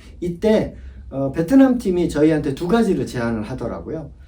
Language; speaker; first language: Korean; native; Korean